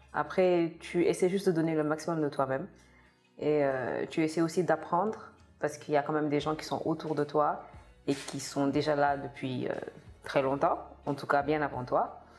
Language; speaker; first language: French; non-native, local second language; Kabuverdianu